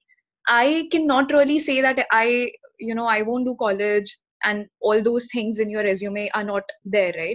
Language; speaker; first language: English; non-native, local second language; Hindi